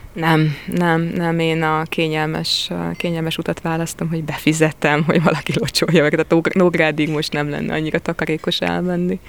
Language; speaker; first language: Hungarian; native; Hungarian